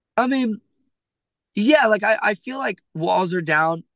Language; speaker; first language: English; native; English